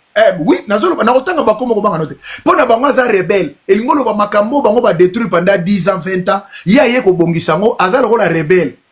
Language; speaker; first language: Lingala; non-native, local second language; Luba-Lulua